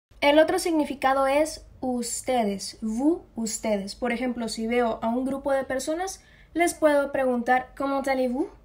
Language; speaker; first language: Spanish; native; Spanish